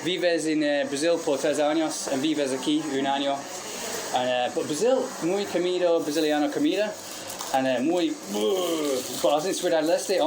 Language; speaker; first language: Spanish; non-native, learner; English